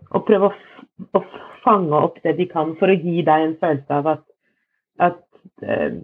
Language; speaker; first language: Norwegian; native; Norwegian